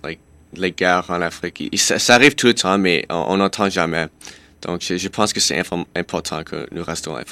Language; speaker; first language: French; non-native, local second language; English